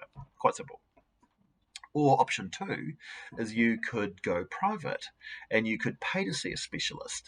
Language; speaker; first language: English; native; English